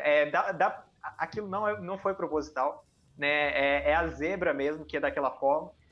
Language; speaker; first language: Portuguese; early bilingual, heritage; Portuguese